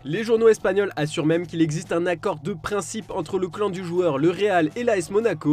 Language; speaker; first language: French; native; French